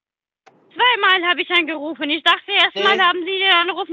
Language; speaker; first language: German; non-native, learner; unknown